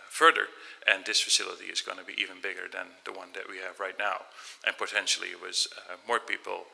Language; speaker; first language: English; non-native, fluent; Dutch